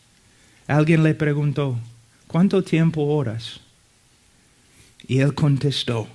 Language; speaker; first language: Spanish; non-native, fluent; English